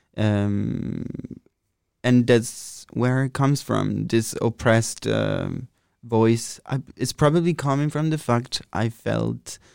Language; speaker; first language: English; non-native, fluent; Italian